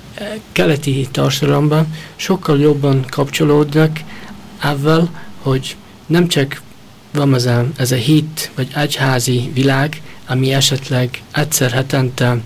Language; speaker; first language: Hungarian; early bilingual, heritage; Hungarian